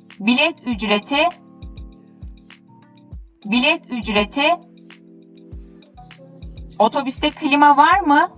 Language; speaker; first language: Turkish; non-native, fluent; Uzbek